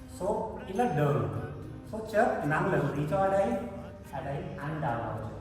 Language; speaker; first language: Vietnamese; non-native, learner; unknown